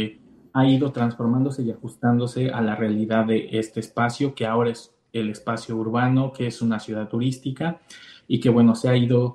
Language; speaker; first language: Spanish; native; Spanish